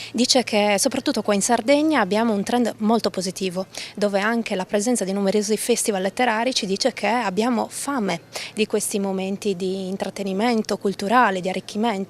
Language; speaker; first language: Italian; native; Italian